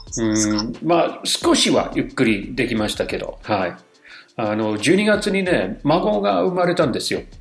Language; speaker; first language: Japanese; non-native, fluent; English